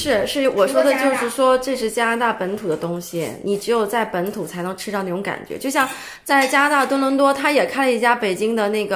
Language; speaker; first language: Chinese; native; Chinese